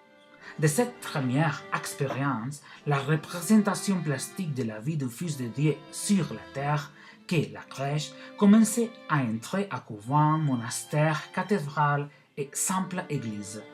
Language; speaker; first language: French; non-native, learner; Catalan